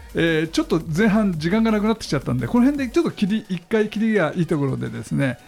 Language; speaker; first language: Japanese; non-native, fluent; German